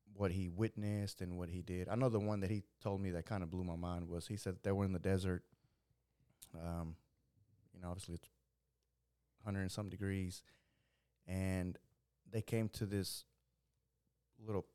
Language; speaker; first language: English; early bilingual, other home language; Spanish